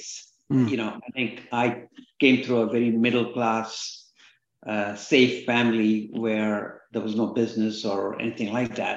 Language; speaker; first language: English; non-native, local second language; Kannada